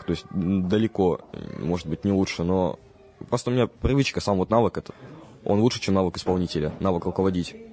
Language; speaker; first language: Russian; native; Russian